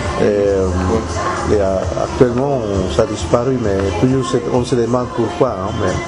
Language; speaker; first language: French; native; French